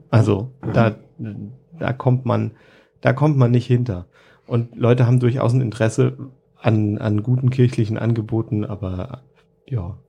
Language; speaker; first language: German; native; German